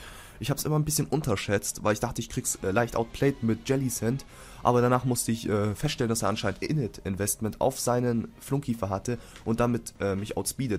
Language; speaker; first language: German; native; German